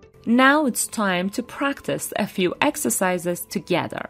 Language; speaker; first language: English; non-native, fluent; Persian